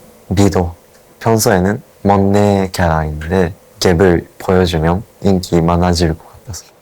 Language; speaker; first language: Korean; non-native, fluent; Japanese